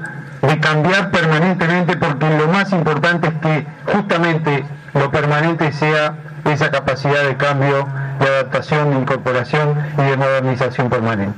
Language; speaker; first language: Spanish; native; Spanish